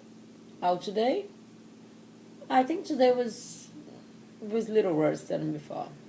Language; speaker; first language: English; non-native, learner; Portuguese